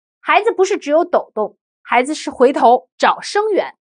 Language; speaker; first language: Chinese; native; Chinese